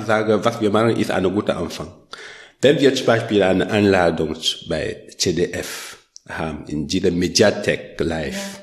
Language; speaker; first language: German; non-native, learner; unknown